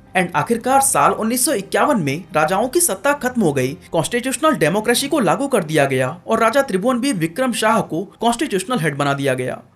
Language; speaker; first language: Hindi; native; Hindi